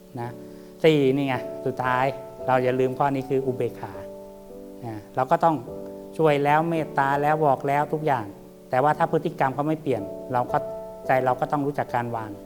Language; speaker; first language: Thai; native; Thai